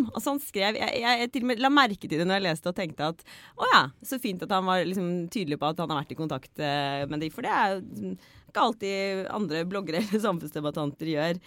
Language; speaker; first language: Norwegian; native; Norwegian